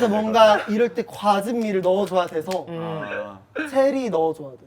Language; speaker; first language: Korean; native; Korean